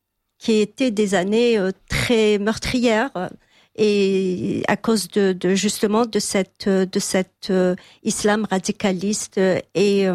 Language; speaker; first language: French; non-native, local second language; Kabyle